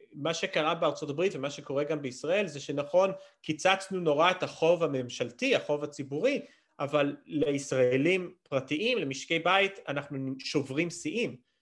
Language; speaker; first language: Hebrew; early bilingual, other home language; English